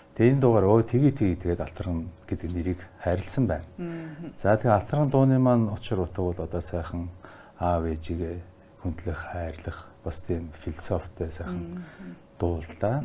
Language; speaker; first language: Mongolian; non-native, local second language; Buriat